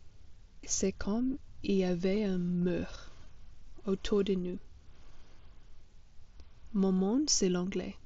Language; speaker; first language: French; non-native, fluent; English